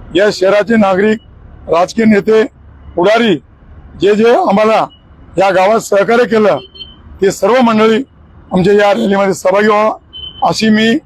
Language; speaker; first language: Marathi; non-native, local second language; Lambadi